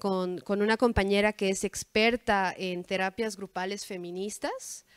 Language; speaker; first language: Spanish; native; Spanish